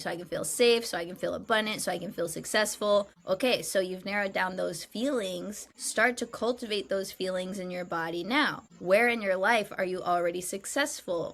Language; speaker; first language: English; native; English